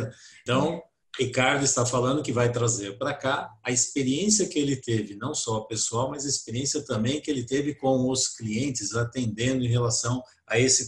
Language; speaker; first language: Spanish; non-native, learner; Portuguese